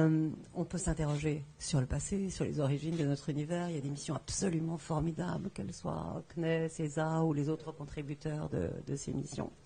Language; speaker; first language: French; native; French